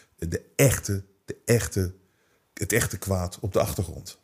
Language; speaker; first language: Dutch; native; Dutch